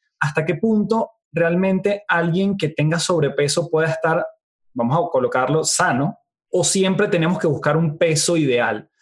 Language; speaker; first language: Spanish; native; Spanish